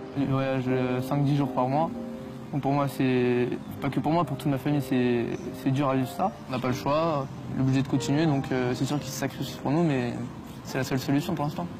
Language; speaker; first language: French; native; French